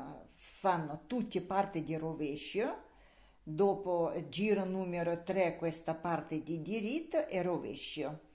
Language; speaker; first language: Italian; non-native, learner; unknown